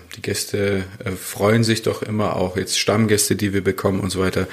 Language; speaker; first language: German; native; German